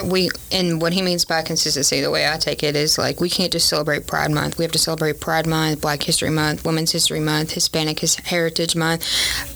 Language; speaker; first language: English; native; English